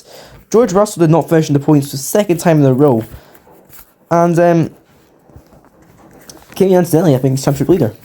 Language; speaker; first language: English; native; English